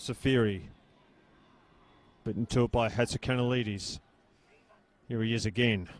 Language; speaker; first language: English; native; English